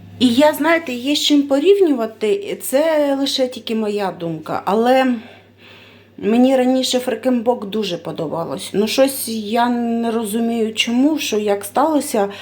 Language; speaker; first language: Ukrainian; non-native, local second language; Russian